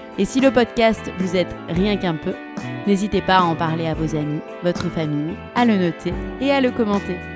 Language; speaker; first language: French; native; French